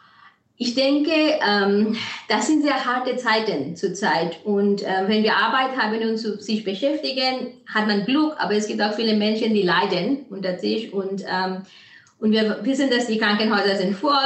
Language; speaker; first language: German; non-native, fluent; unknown